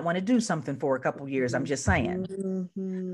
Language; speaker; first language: English; native; English